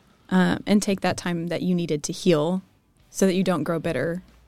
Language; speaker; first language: English; native; English